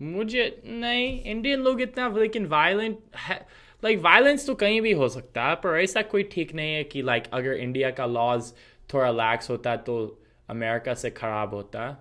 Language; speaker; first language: Hindi; non-native, fluent; English